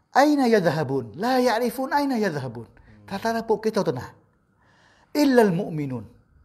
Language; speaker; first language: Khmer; non-native, local second language; Eastern Cham